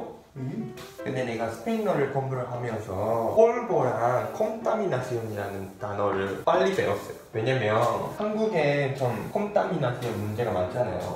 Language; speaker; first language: Korean; non-native, fluent; Japanese